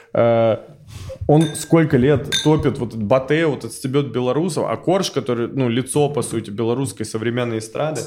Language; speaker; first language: Russian; native; Russian